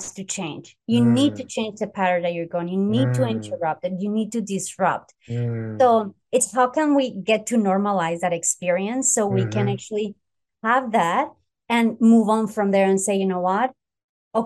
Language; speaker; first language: English; non-native, fluent; Spanish